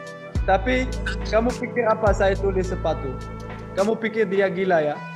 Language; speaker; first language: Indonesian; non-native, learner; Dutch